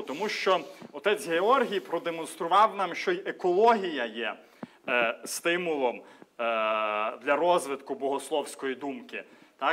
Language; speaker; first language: Ukrainian; native; Ukrainian